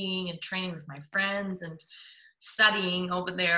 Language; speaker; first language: English; non-native, fluent; German